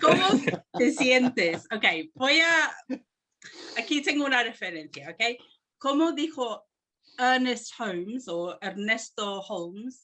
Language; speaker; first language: Spanish; non-native, fluent; English